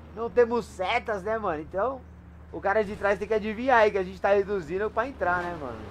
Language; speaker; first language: Portuguese; native; Portuguese